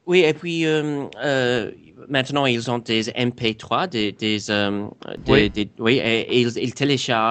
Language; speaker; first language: French; non-native, fluent; English